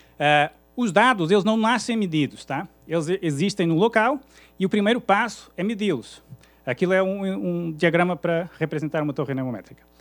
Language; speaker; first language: Portuguese; native; Portuguese